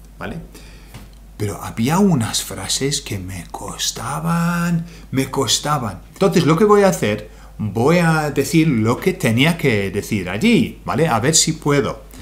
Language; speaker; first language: Spanish; non-native, fluent; English